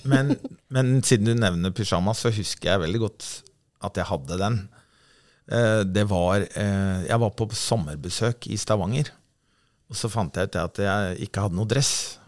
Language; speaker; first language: Norwegian; native; Norwegian